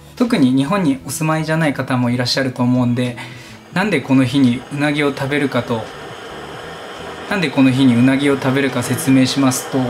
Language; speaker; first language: Japanese; native; Japanese